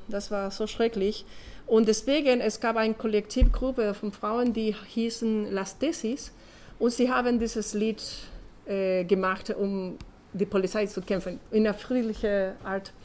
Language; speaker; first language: German; non-native, learner; Spanish